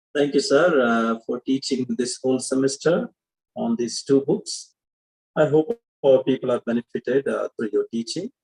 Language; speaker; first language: English; non-native, local second language; Kannada